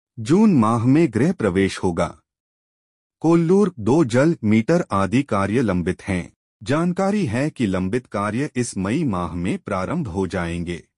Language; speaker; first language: Hindi; non-native, local second language; Telugu